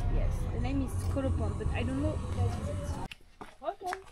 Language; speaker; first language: English; non-native, learner; French